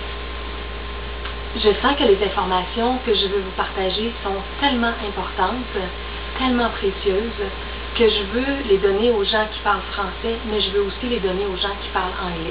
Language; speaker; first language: French; native; French